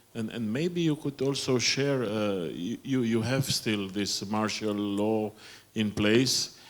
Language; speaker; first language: English; non-native, fluent; Romanian